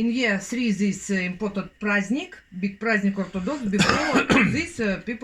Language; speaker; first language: English; non-native, learner; Russian